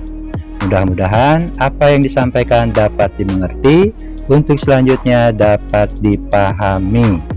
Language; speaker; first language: Indonesian; native; Indonesian